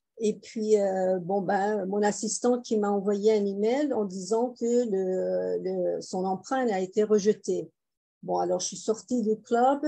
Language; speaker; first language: French; non-native, fluent; Persian